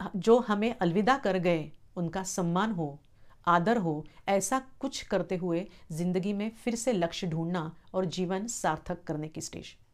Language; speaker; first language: Hindi; non-native, local second language; Marathi